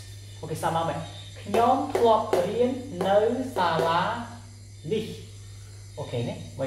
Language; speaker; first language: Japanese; non-native, fluent; Khmer